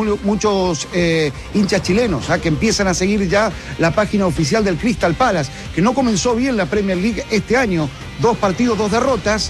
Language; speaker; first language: Spanish; native; Spanish